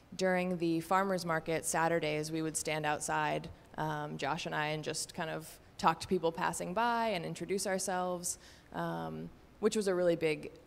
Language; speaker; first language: English; native; English